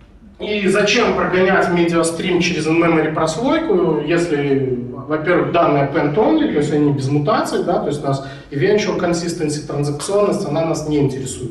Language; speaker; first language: Russian; native; Russian